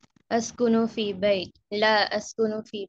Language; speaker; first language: Arabic; non-native, learner; Urdu